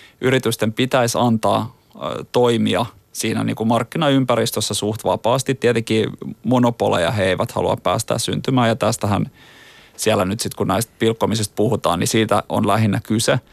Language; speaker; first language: Finnish; native; Finnish